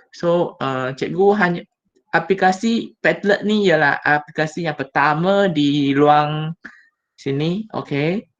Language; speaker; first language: Malay; non-native, local second language; Chinese